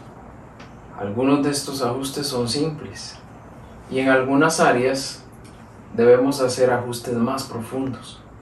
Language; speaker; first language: Spanish; native; Spanish